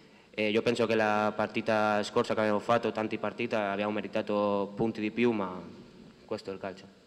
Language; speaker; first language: Italian; non-native, fluent; Spanish